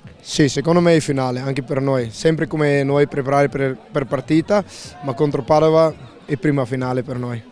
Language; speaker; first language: Italian; non-native, learner; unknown